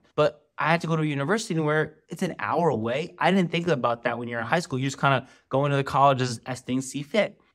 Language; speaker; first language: English; native; English